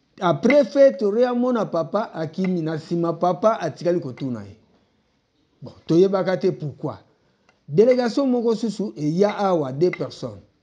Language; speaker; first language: Lingala; non-native, local second language; Kongo